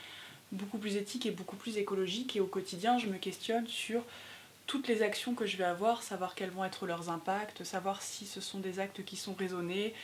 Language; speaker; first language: French; native; French